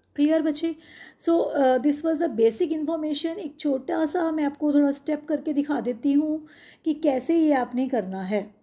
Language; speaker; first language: Hindi; non-native, local second language; Punjabi